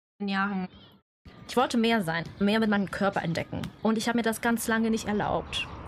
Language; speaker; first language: German; non-native, fluent; Italian